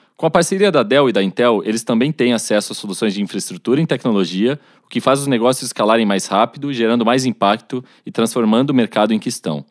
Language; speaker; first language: Portuguese; native; Portuguese